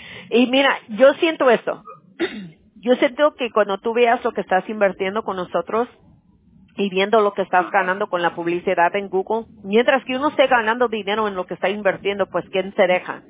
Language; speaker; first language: Spanish; early bilingual, other home language; English